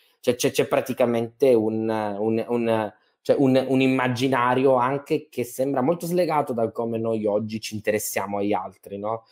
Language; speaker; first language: Italian; native; Italian